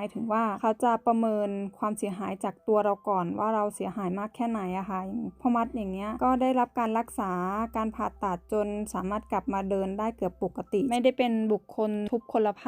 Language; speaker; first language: Thai; native; Thai